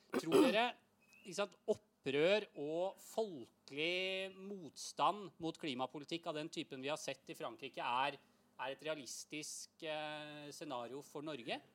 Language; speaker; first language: Norwegian; native; Norwegian